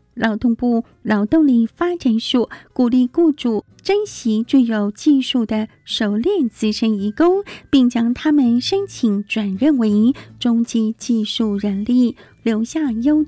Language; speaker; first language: Chinese; native; Chinese